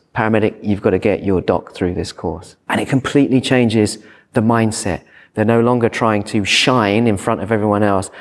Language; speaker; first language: English; native; English